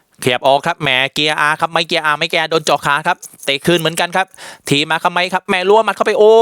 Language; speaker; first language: Thai; native; Thai